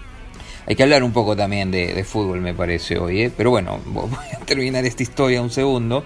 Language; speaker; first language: Spanish; native; Spanish